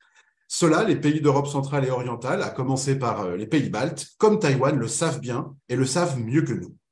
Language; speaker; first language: French; native; French